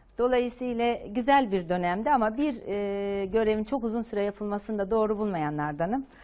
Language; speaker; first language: Turkish; native; Turkish